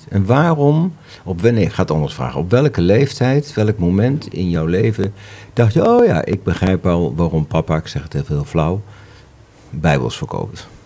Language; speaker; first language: Dutch; native; Dutch